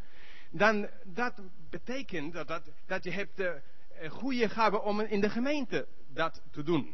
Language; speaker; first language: Dutch; non-native, learner; English